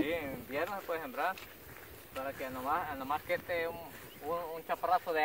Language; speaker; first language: Spanish; native; Spanish